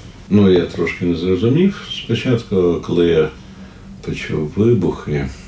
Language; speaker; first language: Ukrainian; non-native, fluent; Russian